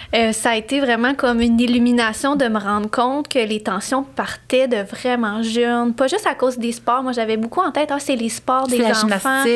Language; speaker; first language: French; native; French